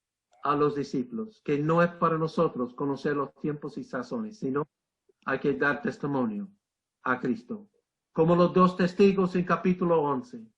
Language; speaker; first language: Spanish; non-native, fluent; English